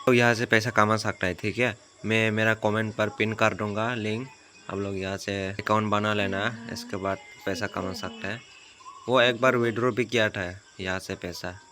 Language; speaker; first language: Hindi; non-native, local second language; Kok Borok